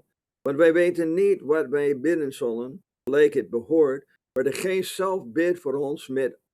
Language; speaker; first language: Dutch; non-native, fluent; English